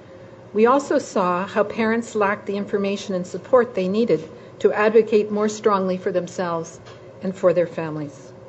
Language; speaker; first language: English; native; English